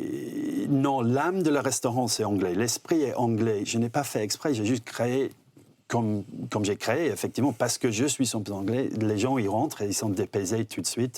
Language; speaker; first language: French; non-native, fluent; English